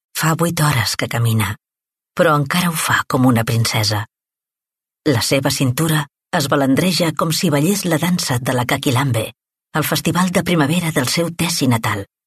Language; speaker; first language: Catalan; native; Catalan